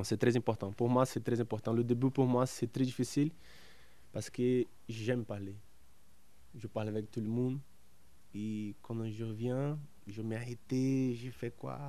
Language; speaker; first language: French; non-native, learner; Portuguese